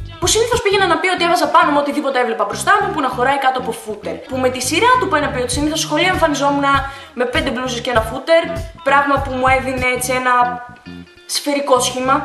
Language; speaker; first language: Greek; early bilingual, other home language; Russian